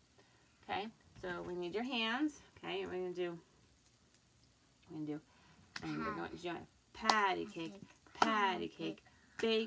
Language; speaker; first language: English; native; English